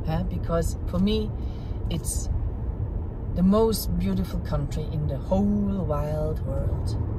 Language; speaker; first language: English; non-native, fluent; German